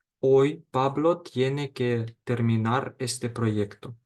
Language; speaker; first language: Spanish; non-native, fluent; Ukrainian